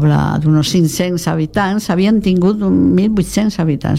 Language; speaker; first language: Catalan; native; Catalan